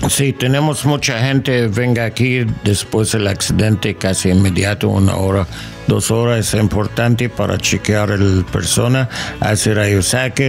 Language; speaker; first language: Spanish; non-native, learner; English